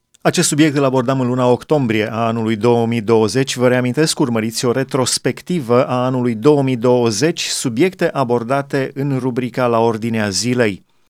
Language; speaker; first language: Romanian; native; Romanian